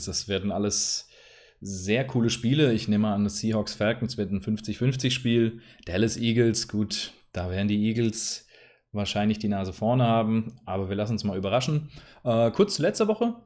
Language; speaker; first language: German; native; German